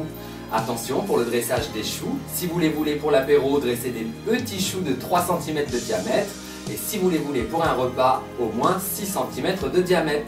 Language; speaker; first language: French; native; French